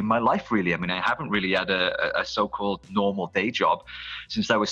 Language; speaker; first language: English; native; English